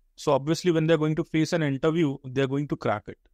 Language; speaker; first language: English; non-native, local second language; Hindi